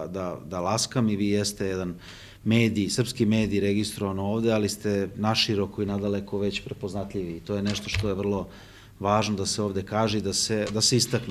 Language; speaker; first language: Bosnian; native; Bosnian